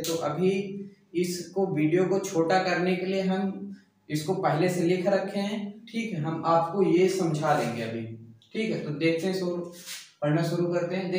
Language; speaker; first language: Hindi; native; Hindi